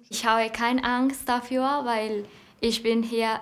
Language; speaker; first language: German; non-native, learner; Spanish